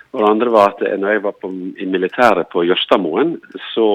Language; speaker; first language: Norwegian; native; Norwegian